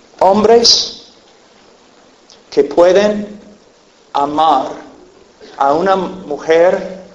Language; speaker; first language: Spanish; non-native, fluent; English